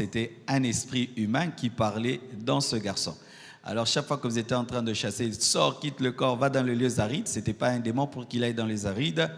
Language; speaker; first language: French; non-native, local second language; Lingala